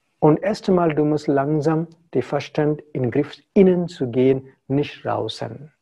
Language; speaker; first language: German; non-native, fluent; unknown